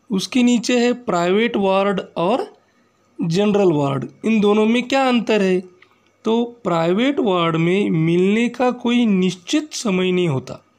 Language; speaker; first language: Hindi; non-native, local second language; Marathi